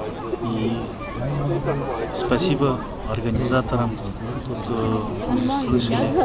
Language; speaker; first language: Russian; non-native, local second language; Kazakh